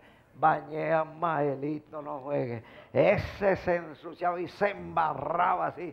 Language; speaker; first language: Spanish; native; Spanish